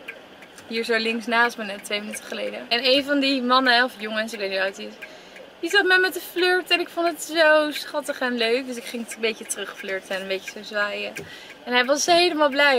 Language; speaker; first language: Dutch; native; Dutch